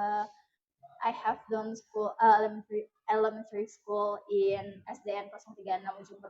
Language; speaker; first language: English; non-native, learner; Indonesian